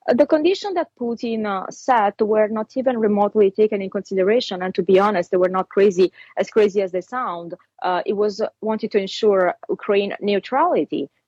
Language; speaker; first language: English; non-native, fluent; Italian